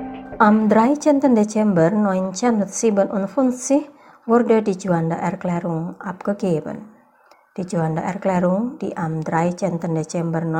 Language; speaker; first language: German; non-native, fluent; Indonesian